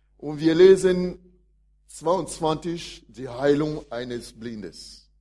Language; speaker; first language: German; non-native, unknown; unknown